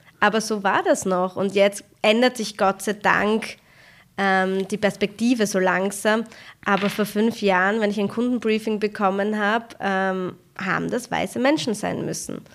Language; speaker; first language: German; early bilingual, other home language; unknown